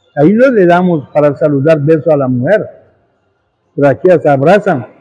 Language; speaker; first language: Spanish; non-native, fluent; Persian